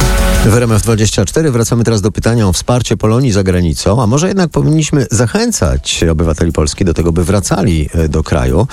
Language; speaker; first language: Polish; native; Polish